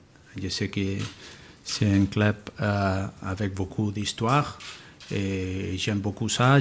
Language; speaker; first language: French; non-native, learner; Spanish